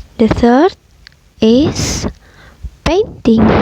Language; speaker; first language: English; non-native, fluent; Indonesian